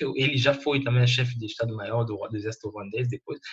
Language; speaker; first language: Portuguese; non-native, fluent; French